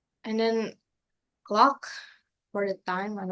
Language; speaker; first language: English; non-native, learner; Indonesian